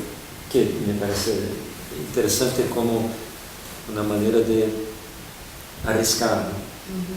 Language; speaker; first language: Spanish; non-native, fluent; Portuguese